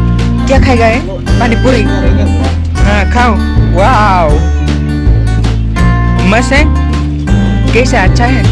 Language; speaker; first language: Hindi; non-native, local second language; Khasi